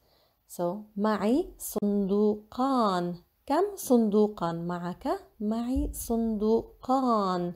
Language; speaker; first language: Arabic; non-native, fluent; English